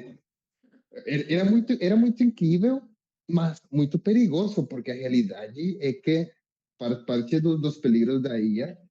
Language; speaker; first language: Portuguese; non-native, learner; Spanish